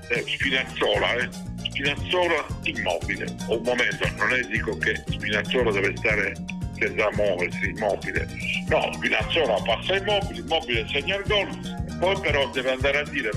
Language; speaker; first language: Italian; native; Italian